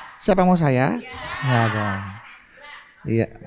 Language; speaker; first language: Indonesian; native; Indonesian